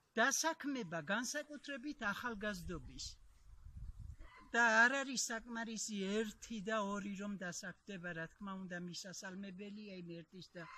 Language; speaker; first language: Georgian; non-native, local second language; Svan